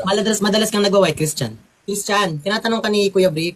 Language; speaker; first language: Filipino; native; Filipino